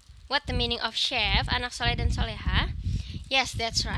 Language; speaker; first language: English; non-native, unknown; Indonesian